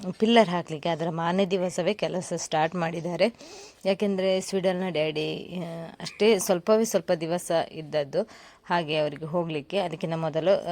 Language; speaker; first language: Kannada; native; Kannada